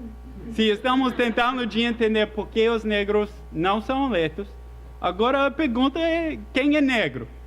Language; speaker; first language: Portuguese; non-native, fluent; English